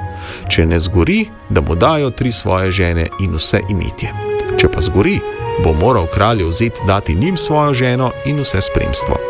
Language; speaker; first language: Slovenian; native; Slovenian